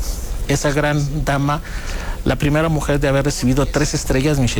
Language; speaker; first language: Spanish; non-native, fluent; Greek